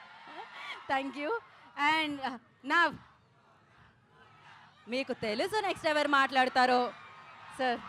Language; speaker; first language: Telugu; native; Telugu